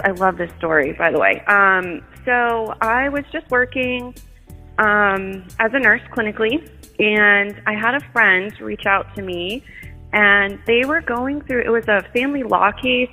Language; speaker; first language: English; native; English